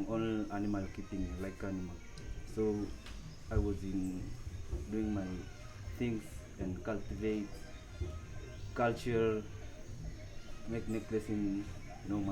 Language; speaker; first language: English; non-native, local second language; Swahili